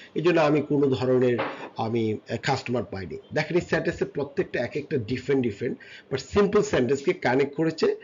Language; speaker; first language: Bangla; native; Bangla